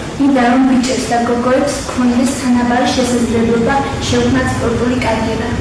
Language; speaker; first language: Georgian; non-native, local second language; Chechen